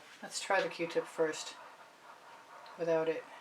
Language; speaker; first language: English; native; English